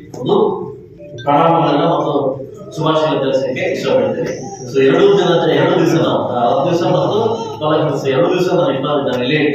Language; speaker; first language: Kannada; native; Kannada